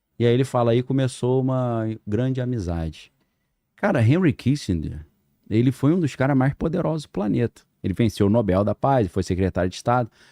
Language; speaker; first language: Portuguese; native; Portuguese